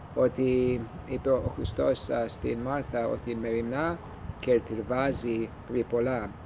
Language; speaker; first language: Greek; early bilingual, heritage; Greek